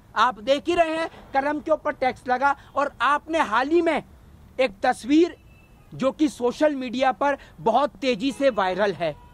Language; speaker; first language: Hindi; native; Hindi